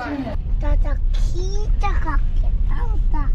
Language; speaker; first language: Korean; non-native, learner; Albanian